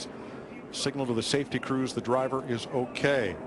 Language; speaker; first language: English; native; English